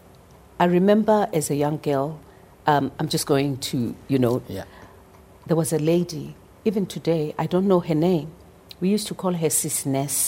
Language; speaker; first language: English; non-native, local second language; Zulu